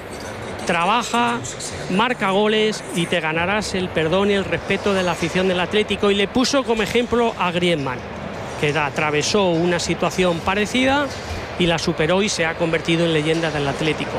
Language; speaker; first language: Spanish; native; Spanish